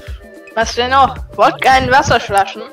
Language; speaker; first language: German; native; German